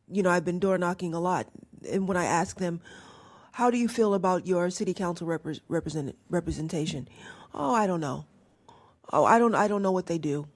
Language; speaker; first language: English; native; English